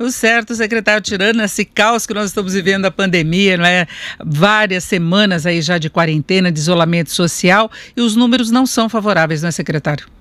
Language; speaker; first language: Portuguese; native; Portuguese